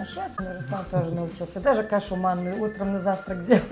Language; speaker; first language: Russian; native; Russian